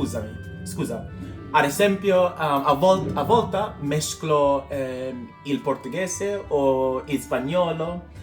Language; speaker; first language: Italian; non-native, learner; English